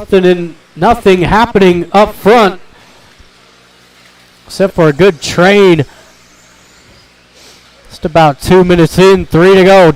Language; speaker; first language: English; native; English